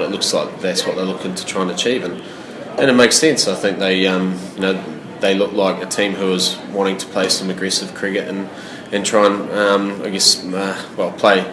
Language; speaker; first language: English; native; English